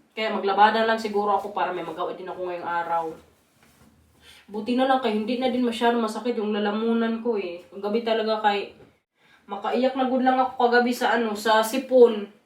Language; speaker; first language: Filipino; non-native, local second language; Waray